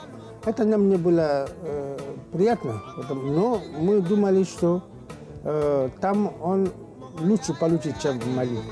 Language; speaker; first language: Russian; non-native, fluent; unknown